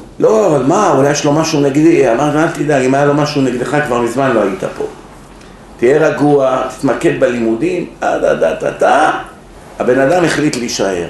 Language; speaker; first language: Hebrew; native; Hebrew